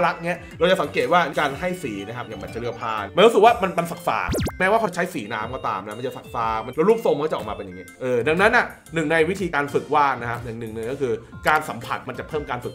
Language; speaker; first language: Thai; native; Thai